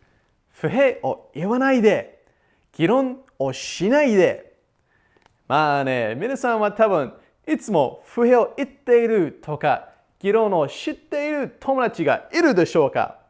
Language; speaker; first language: Japanese; non-native, learner; English